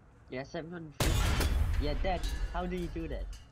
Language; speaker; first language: English; non-native, fluent; German